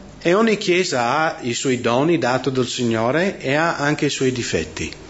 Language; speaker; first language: Italian; non-native, fluent; English